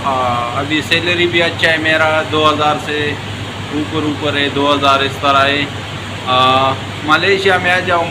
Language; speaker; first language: Hindi; non-native, local second language; Pashto